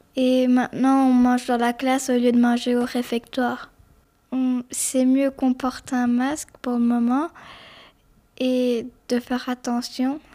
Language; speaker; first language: French; early bilingual, other home language; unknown